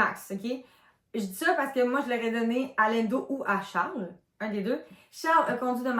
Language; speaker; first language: French; native; French